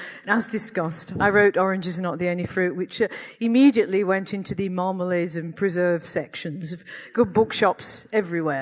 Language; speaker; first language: English; native; English